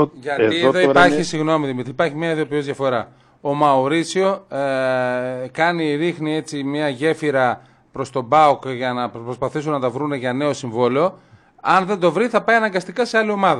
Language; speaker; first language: Greek; native; Greek